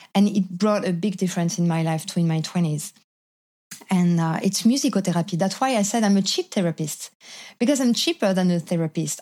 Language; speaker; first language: English; non-native, fluent; French